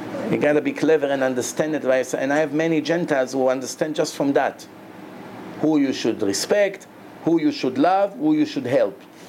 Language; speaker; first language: English; non-native, fluent; Hebrew